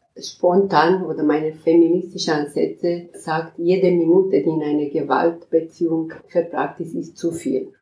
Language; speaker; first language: German; non-native, fluent; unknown